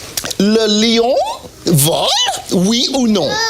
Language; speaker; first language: French; non-native, fluent; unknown